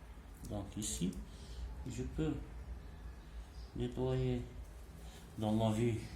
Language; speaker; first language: French; non-native, local second language; Arabic